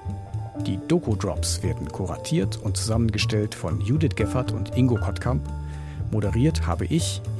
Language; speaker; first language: German; native; German